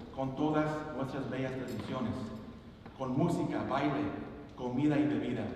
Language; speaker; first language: Spanish; early bilingual, other home language; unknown